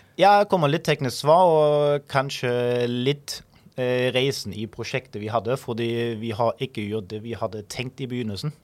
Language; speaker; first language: Norwegian; non-native, fluent; German